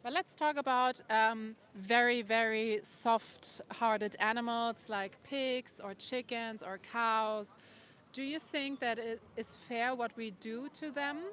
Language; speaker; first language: English; non-native, fluent; German